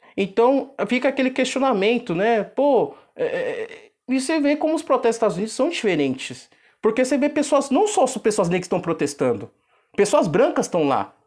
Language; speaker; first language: Portuguese; native; Portuguese